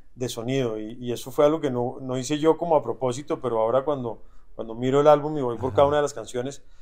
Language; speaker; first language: Spanish; native; Spanish